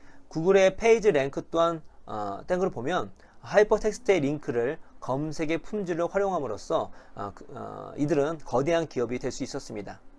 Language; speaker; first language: Korean; native; Korean